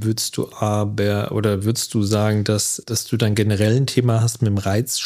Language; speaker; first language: German; native; German